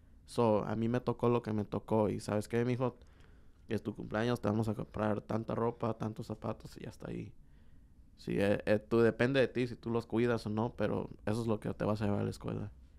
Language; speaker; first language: Spanish; early bilingual, heritage; Spanish